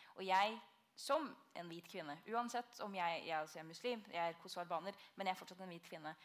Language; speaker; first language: Norwegian; early bilingual, other home language; Albanian